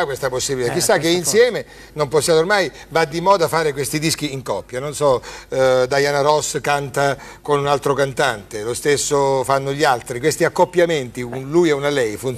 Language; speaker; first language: Italian; native; Italian